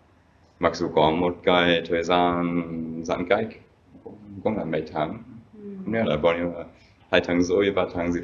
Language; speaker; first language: Vietnamese; non-native, fluent; German